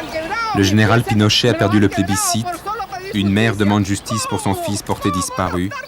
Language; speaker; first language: French; native; French